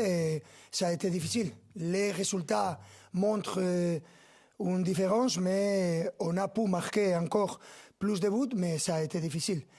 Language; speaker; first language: French; non-native, fluent; Spanish